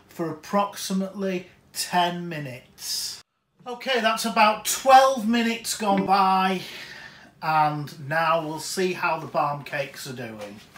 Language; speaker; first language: English; native; English